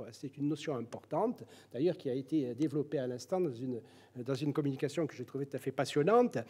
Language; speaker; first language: French; native; French